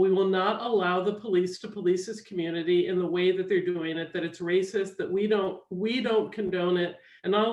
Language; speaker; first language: English; native; English